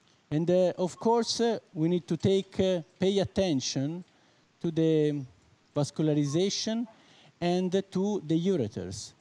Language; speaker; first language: English; non-native, fluent; Italian